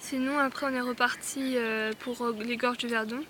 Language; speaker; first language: French; native; French